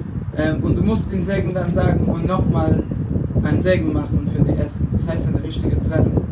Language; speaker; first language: German; non-native, fluent; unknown